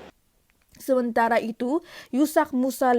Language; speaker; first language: Malay; native; Malay